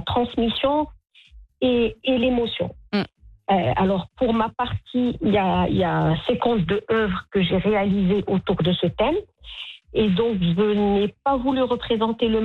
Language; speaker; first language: French; non-native, local second language; Arabic